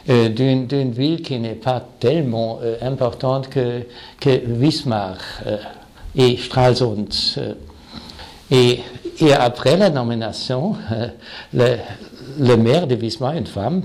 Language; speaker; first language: French; non-native, fluent; German